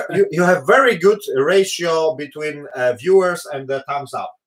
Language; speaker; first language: English; non-native, fluent; Polish